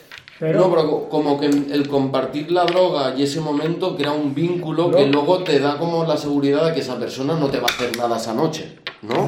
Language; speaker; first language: Spanish; native; Spanish